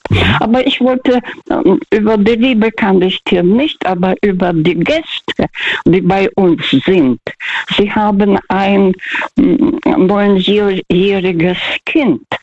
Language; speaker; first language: German; non-native, learner; Russian